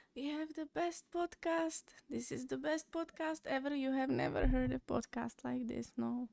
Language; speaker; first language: English; non-native, fluent; Czech